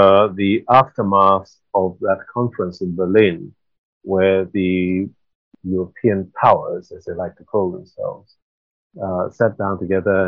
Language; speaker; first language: English; non-native, local second language; Swahili